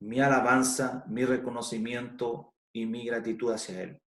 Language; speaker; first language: Spanish; native; Spanish